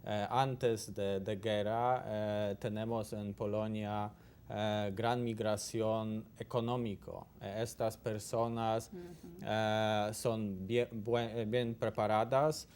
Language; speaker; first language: Spanish; non-native, learner; Polish